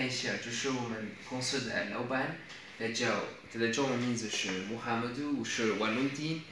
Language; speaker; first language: Chinese; non-native, fluent; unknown